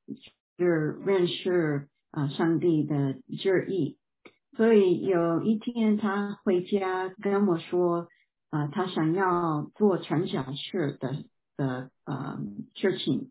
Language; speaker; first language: Chinese; non-native, fluent; English